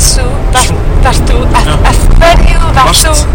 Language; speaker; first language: Icelandic; non-native, learner; English